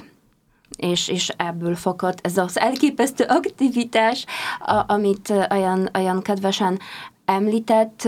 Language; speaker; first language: Hungarian; non-native, fluent; Polish